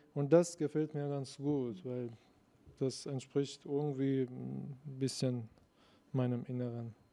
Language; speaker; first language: German; non-native, fluent; Persian